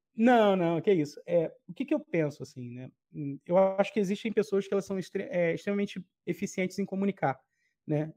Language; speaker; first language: Portuguese; native; Portuguese